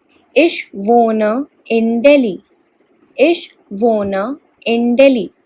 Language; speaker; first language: German; non-native, fluent; Hindi